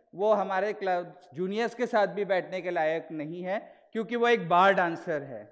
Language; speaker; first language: Hindi; non-native, local second language; Marathi